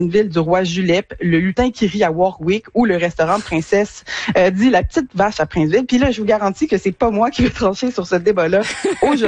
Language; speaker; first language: French; native; French